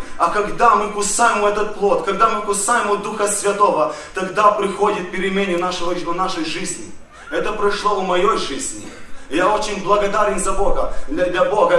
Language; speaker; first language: Russian; early bilingual, heritage; Russian